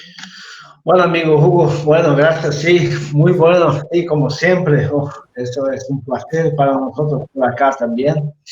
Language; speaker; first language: Spanish; non-native, fluent; Portuguese